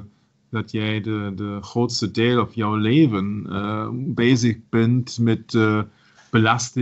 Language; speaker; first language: Dutch; non-native, learner; German